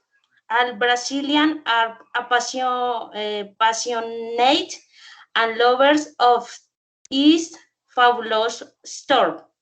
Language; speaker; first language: English; non-native, learner; Spanish